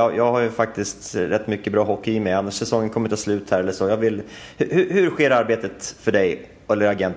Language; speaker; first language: Swedish; native; Swedish